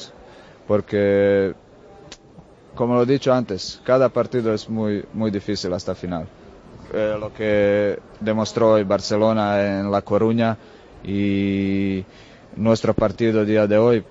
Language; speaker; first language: Spanish; non-native, fluent; Croatian